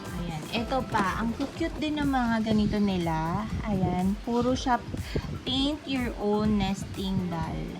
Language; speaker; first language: Filipino; native; Filipino